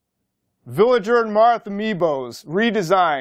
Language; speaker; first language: English; native; English